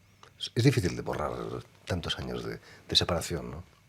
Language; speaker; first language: Spanish; native; Spanish